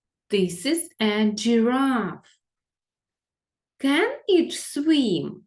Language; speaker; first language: English; non-native, fluent; Ukrainian